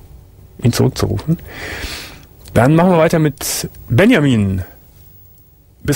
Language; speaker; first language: German; native; German